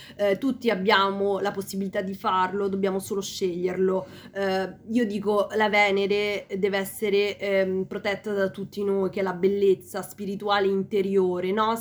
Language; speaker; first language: Italian; early bilingual, other home language; Spanish